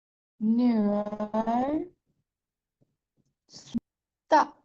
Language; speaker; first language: Chinese; non-native, learner; Urdu